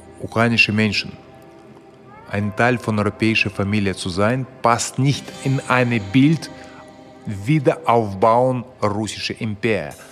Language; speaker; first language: German; non-native, fluent; Russian